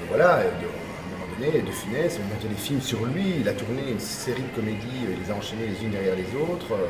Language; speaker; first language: French; native; French